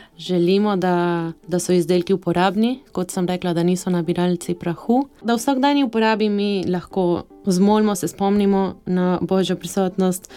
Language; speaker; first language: Slovenian; early bilingual, heritage; Slovenian